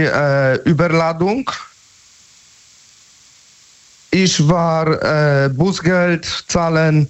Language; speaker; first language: German; non-native, learner; Polish